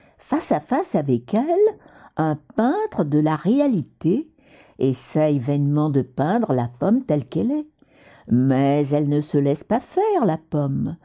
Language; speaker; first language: French; non-native, fluent; Russian